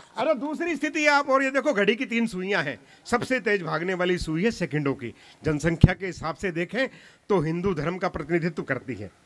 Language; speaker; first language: Hindi; non-native, local second language; Punjabi